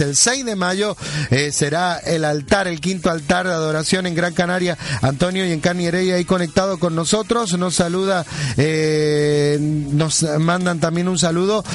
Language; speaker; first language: Spanish; native; Spanish